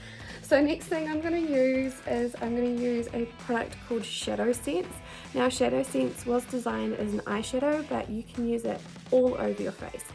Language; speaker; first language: English; native; English